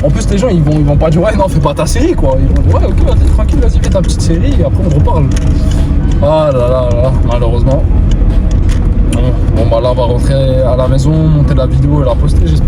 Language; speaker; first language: French; native; French